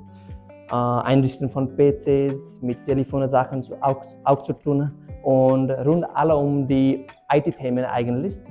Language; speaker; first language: German; non-native, fluent; Nepali